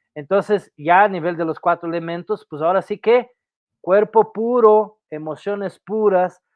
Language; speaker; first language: Spanish; non-native, fluent; Portuguese